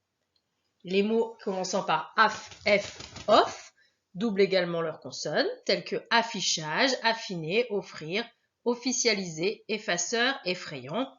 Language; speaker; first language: French; native; French